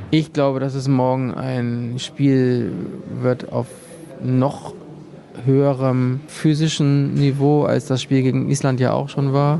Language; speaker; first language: German; native; German